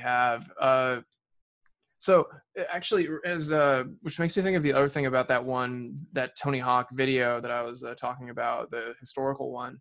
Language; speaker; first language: English; native; English